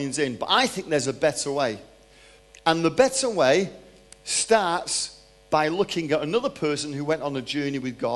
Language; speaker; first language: English; native; English